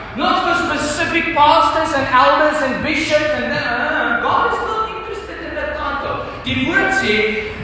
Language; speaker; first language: English; non-native, local second language; Afrikaans